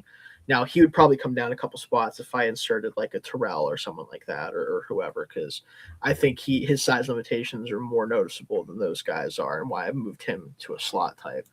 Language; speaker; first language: English; native; English